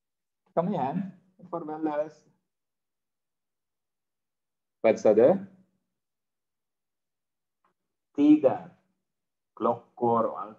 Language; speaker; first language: Swedish; non-native, fluent; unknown